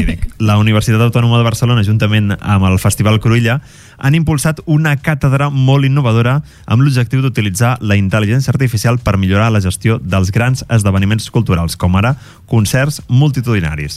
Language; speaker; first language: Catalan; native; Catalan